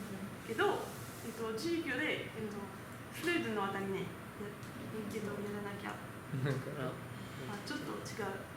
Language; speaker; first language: Japanese; non-native, learner; French